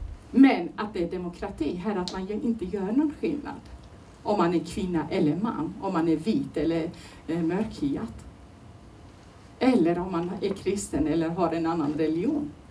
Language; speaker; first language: Swedish; non-native, fluent; Turoyo